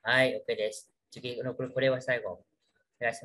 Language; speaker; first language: Japanese; non-native, fluent; Vietnamese